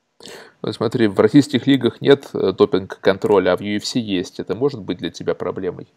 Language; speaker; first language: Russian; native; Russian